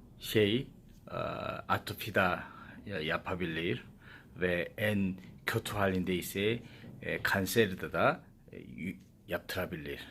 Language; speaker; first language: Turkish; non-native, learner; Korean